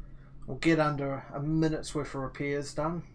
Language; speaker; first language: English; native; English